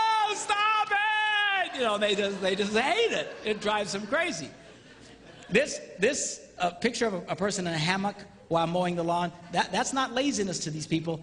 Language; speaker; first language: English; native; English